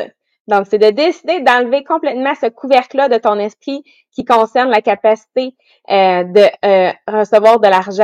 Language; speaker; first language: French; native; French